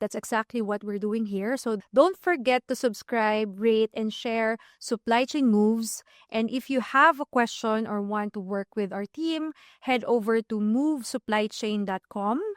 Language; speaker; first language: English; non-native, local second language; Filipino